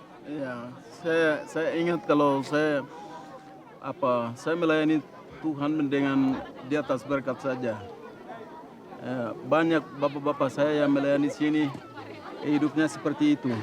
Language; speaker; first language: Indonesian; non-native, local second language; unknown